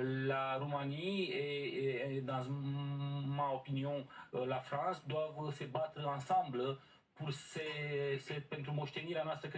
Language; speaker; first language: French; non-native, learner; Romanian